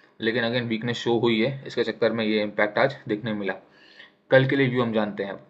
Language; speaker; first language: Hindi; native; Hindi